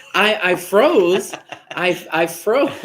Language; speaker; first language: English; native; English